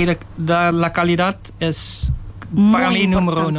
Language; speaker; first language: Spanish; non-native, learner; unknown